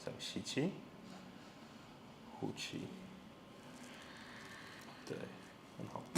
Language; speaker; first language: Chinese; non-native, fluent; English